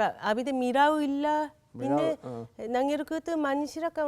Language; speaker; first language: Malayalam; non-native, learner; Japanese